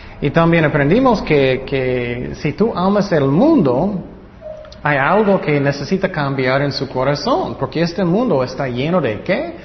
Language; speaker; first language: Spanish; non-native, fluent; English